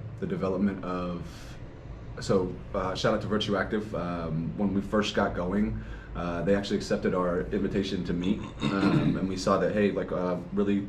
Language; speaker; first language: English; native; English